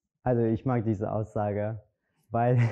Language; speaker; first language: German; non-native, fluent; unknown